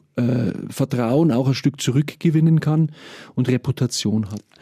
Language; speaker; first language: German; native; German